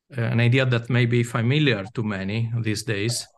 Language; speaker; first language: English; non-native, fluent; Italian